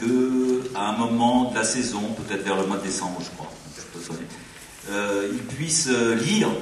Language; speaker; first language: French; native; French